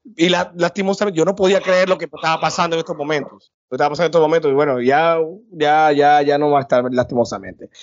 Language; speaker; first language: Spanish; native; Spanish